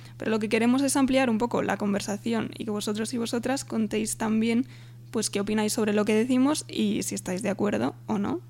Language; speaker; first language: Spanish; native; Spanish